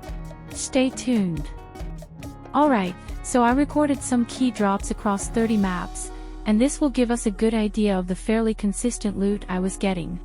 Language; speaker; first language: English; native; English